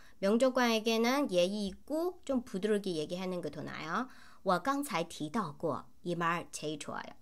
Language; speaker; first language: Korean; non-native, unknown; Chinese